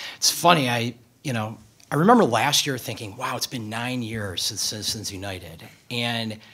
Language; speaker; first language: English; native; English